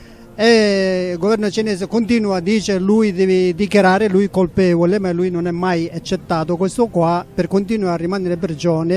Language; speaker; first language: Italian; non-native, learner; Tibetan